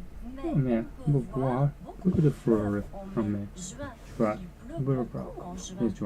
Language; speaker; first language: French; non-native, learner; Japanese